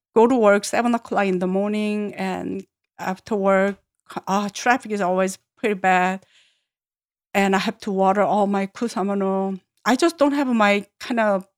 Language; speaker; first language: English; non-native, learner; Korean